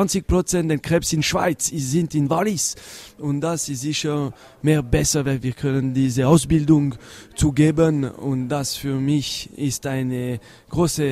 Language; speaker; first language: German; non-native, local second language; French